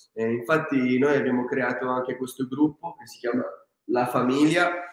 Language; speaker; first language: Italian; native; Italian